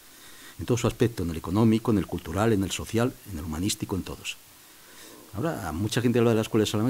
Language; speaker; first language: Spanish; native; Spanish